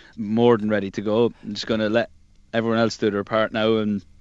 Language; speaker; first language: English; native; English